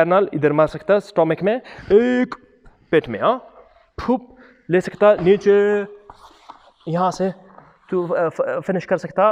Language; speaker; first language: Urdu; non-native, learner; Arabic